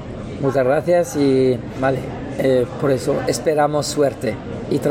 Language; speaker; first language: Spanish; non-native, learner; French